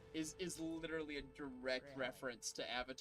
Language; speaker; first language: English; native; English